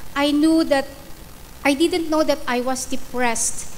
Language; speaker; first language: English; non-native, local second language; Iloko